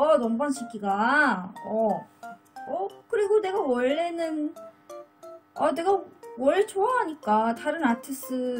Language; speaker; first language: Korean; non-native, learner; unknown